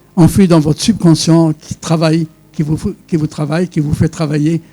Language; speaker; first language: French; non-native, local second language; Arabic